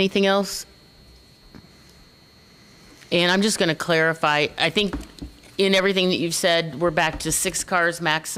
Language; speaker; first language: English; native; English